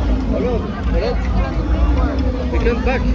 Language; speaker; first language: English; non-native, learner; French